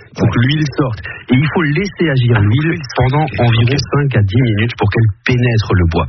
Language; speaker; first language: French; native; French